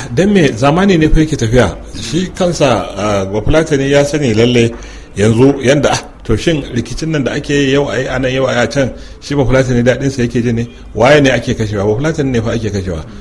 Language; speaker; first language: Hausa; non-native, local second language; Fula